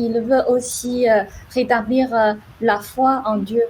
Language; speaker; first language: French; non-native, fluent; Chinese